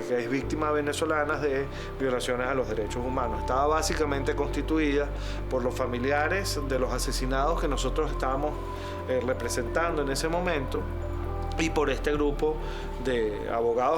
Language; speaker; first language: Spanish; native; Spanish